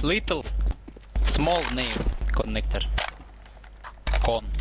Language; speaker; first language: English; non-native, learner; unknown